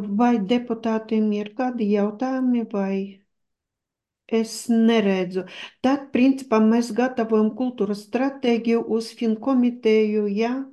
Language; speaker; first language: Latvian; non-native, local second language; Russian